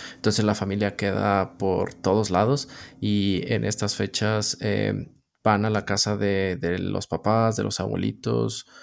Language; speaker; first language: Spanish; native; Spanish